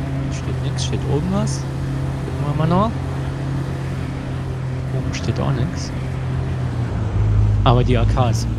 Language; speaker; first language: German; native; German